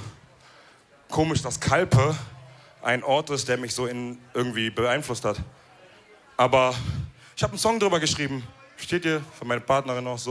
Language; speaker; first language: German; early bilingual, other home language; Wolof